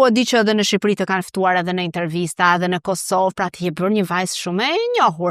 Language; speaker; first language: Albanian; native; Albanian